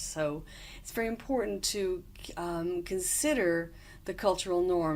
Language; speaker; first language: English; native; English